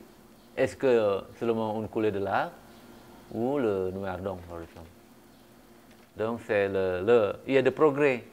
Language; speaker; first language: French; non-native, fluent; Indonesian